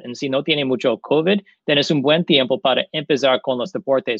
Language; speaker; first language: Spanish; non-native, learner; English